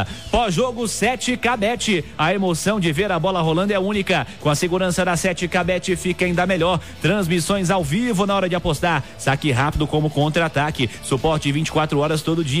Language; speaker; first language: Portuguese; native; Portuguese